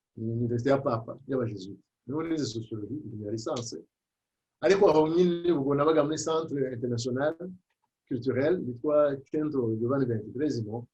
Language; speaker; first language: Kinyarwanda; early bilingual, heritage; Kinyarwanda